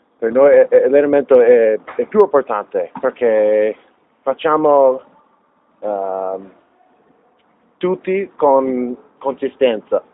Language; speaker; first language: Italian; non-native, learner; English